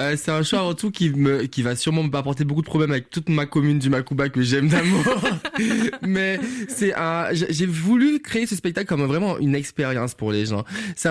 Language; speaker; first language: French; non-native, local second language; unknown